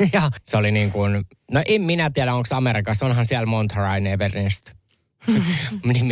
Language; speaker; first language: Finnish; native; Finnish